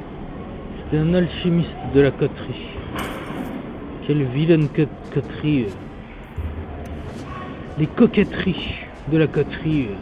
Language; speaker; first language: French; native; French